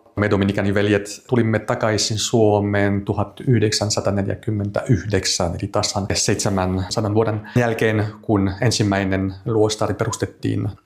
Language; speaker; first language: Finnish; non-native, fluent; French